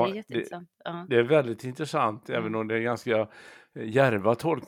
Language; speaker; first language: Swedish; native; Swedish